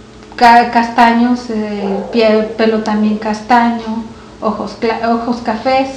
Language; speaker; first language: Spanish; native; Spanish